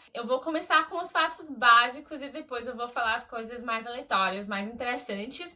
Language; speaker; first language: Portuguese; early bilingual, heritage; Portuguese